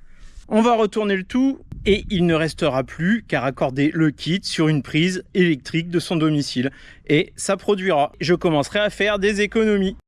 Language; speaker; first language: French; native; French